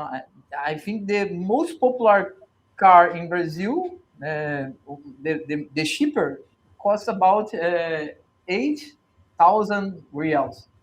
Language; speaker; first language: English; non-native, learner; Portuguese